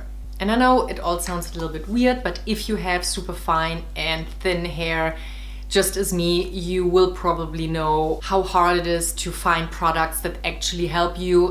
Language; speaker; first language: English; non-native, fluent; German